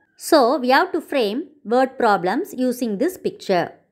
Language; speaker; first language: English; non-native, local second language; Tamil